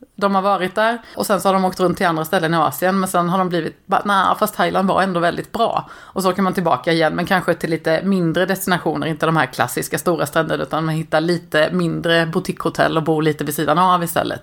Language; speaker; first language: Swedish; native; Swedish